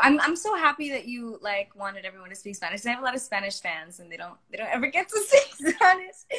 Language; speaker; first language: English; early bilingual, other home language; Spanish